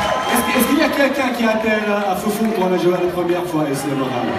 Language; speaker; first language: French; non-native, learner; Finnish